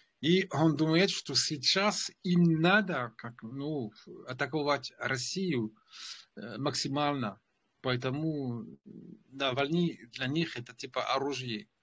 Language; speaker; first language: Russian; non-native, fluent; French